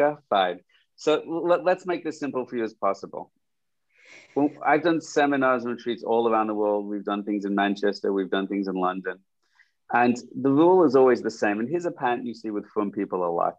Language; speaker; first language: English; native; English